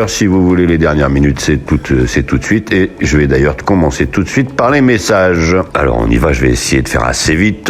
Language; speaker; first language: French; native; French